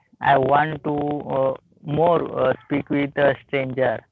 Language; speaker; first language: English; non-native, learner; Marathi